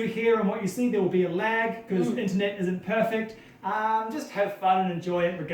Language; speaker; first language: English; native; English